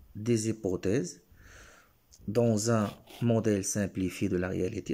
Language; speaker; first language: French; non-native, local second language; Arabic